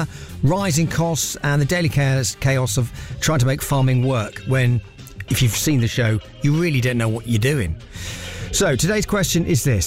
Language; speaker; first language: English; native; English